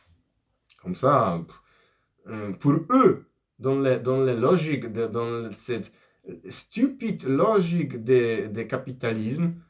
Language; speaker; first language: French; non-native, fluent; Polish